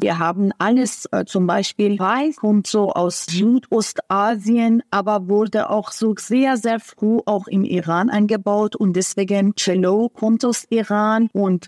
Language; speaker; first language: German; non-native, fluent; Persian